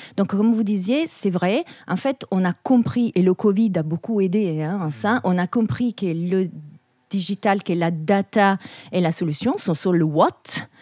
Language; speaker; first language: French; non-native, fluent; Italian